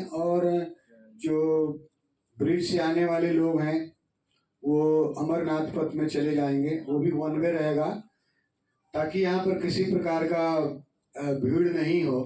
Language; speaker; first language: Hindi; native; Hindi